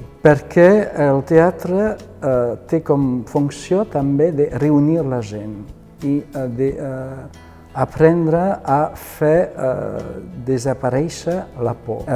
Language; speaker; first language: Catalan; non-native, fluent; French